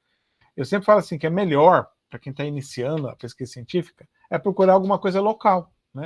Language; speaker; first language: Portuguese; native; Portuguese